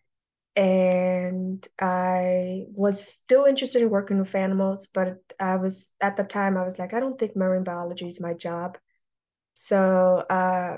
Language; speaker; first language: English; early bilingual, other home language; Russian